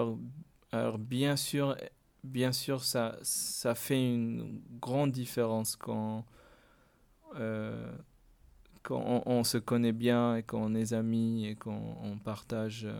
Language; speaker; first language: French; non-native, fluent; Spanish